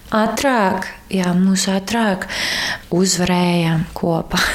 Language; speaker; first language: Latvian; non-native, learner; Ukrainian